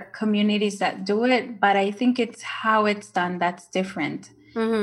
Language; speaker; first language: English; early bilingual, other home language; Spanish